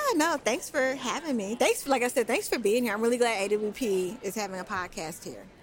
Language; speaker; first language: English; native; English